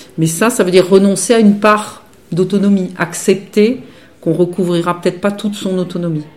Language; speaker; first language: French; native; French